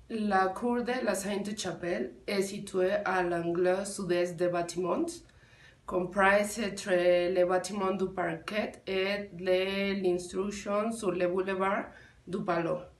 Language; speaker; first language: French; non-native, learner; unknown